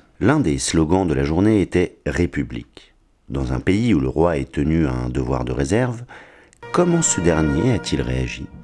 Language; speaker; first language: French; native; French